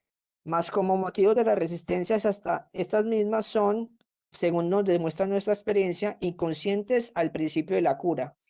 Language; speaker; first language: Spanish; native; Spanish